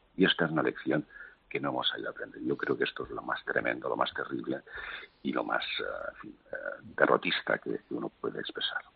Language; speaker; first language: Spanish; non-native, local second language; Catalan